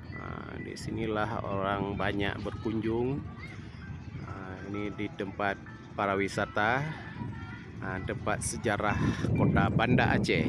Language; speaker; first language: Indonesian; non-native, local second language; Achinese